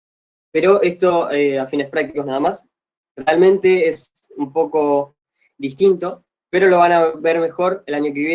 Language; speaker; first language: Spanish; native; Spanish